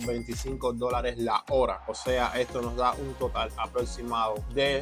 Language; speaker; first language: Spanish; native; Spanish